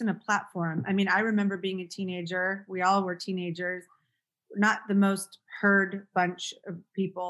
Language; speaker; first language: English; native; English